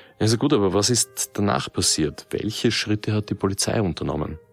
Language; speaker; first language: German; native; German